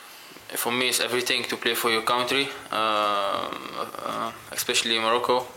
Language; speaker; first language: English; non-native, fluent; Dutch